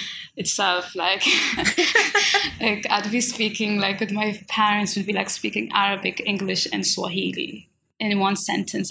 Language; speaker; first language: English; non-native, fluent; Swahili